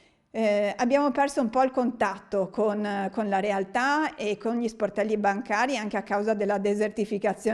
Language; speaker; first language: Italian; native; Italian